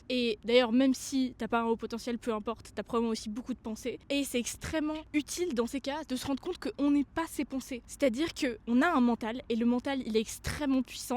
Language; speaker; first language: French; native; French